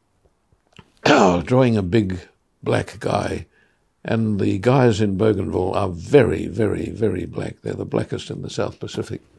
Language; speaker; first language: English; native; English